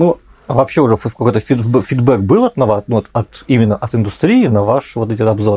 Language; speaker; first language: Russian; native; Russian